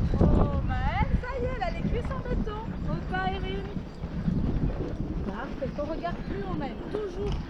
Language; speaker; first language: French; native; French